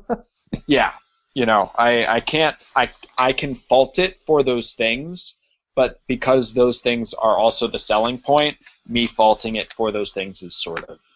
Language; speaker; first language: English; native; English